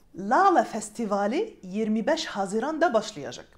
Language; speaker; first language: Turkish; non-native, fluent; Arabic